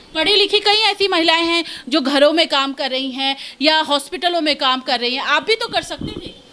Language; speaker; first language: Hindi; native; Hindi